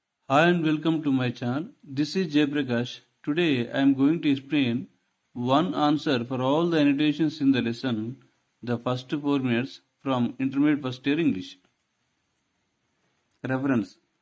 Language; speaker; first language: English; non-native, local second language; Telugu